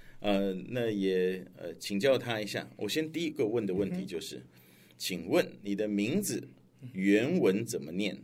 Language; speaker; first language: Chinese; native; Chinese